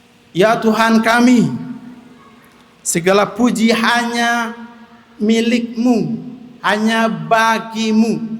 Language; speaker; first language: Indonesian; native; Indonesian